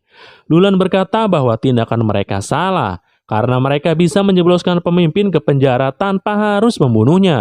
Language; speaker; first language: Indonesian; native; Indonesian